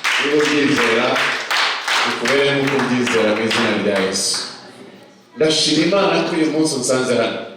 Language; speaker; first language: Kinyarwanda; early bilingual, heritage; Kinyarwanda